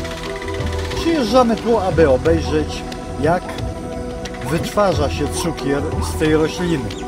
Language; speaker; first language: Polish; native; Polish